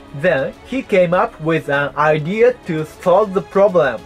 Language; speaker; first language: English; non-native, fluent; Japanese